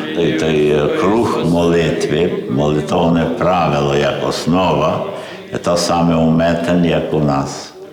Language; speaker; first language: Ukrainian; early bilingual, heritage; Ukrainian